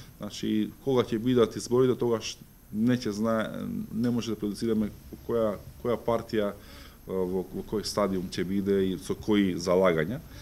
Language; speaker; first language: Macedonian; non-native, local second language; Albanian